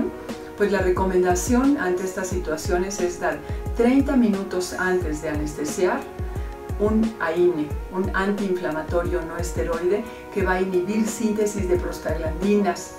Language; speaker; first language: Spanish; native; Spanish